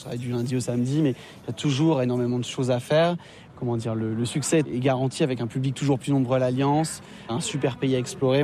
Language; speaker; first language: French; native; French